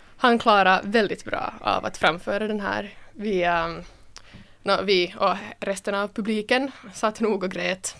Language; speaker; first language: Swedish; native; Swedish